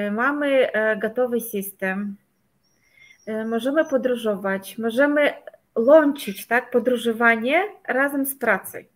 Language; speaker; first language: Polish; non-native, fluent; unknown